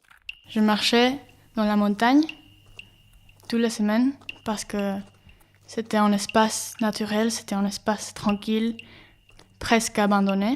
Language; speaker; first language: French; non-native, fluent; Spanish